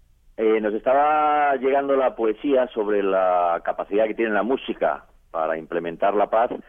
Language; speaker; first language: Spanish; native; Spanish